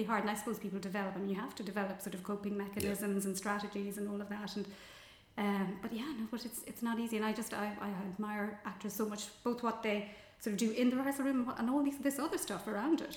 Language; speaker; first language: English; native; English